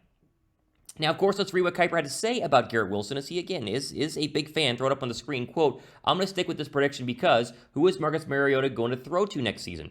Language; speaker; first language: English; native; English